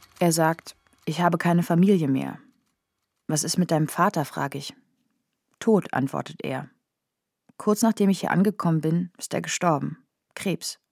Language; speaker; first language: German; native; German